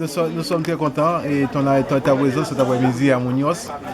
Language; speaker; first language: French; non-native, local second language; Haitian Creole